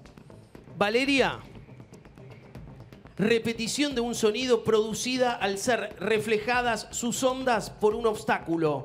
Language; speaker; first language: Spanish; native; Spanish